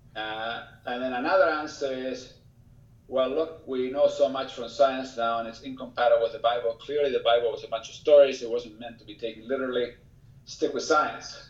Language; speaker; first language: English; early bilingual, other home language; Spanish